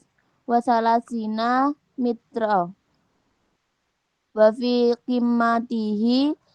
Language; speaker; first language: Arabic; non-native, learner; Indonesian